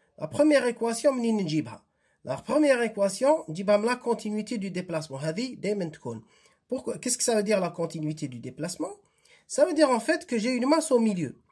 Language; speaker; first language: French; non-native, local second language; Arabic